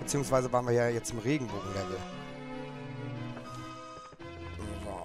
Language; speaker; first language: German; native; German